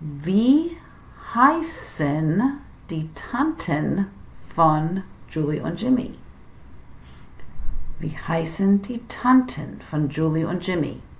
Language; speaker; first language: German; non-native, fluent; English